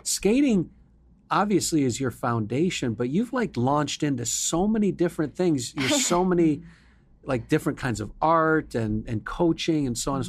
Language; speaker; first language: English; native; English